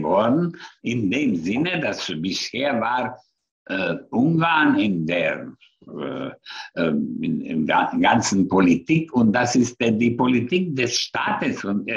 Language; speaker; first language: German; non-native, fluent; Hungarian